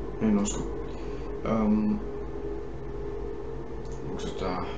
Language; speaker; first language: Finnish; non-native, learner; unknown